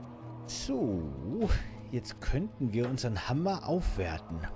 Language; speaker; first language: German; native; German